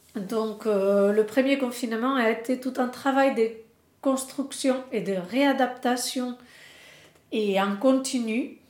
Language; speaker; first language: French; non-native, fluent; Spanish